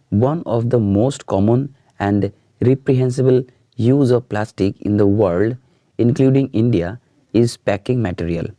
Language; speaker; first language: English; non-native, local second language; Bangla